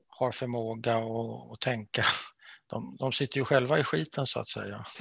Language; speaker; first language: Swedish; native; Swedish